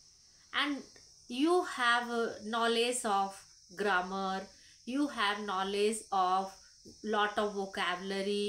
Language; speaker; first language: English; non-native, local second language; Hindi